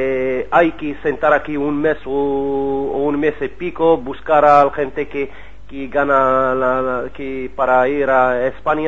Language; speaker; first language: Spanish; non-native, learner; Arabic